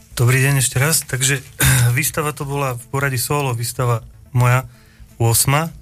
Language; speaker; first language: Slovak; native; Slovak